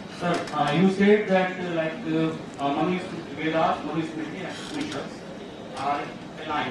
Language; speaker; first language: English; non-native, learner; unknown